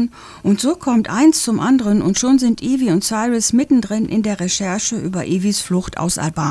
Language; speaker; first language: German; native; German